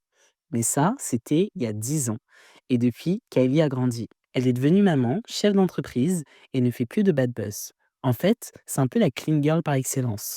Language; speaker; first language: French; native; French